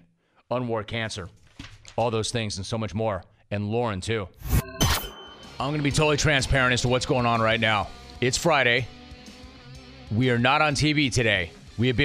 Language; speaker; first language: English; native; English